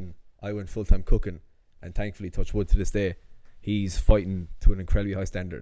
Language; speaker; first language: English; native; English